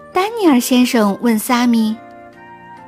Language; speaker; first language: Chinese; native; Chinese